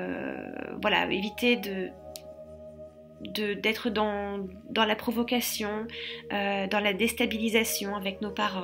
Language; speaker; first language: French; native; French